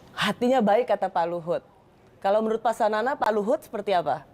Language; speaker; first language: Indonesian; native; Indonesian